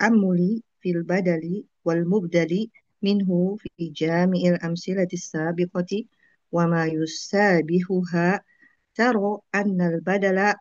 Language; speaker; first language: Arabic; non-native, learner; Indonesian